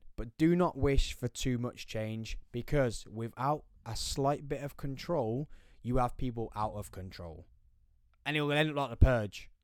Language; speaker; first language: English; native; English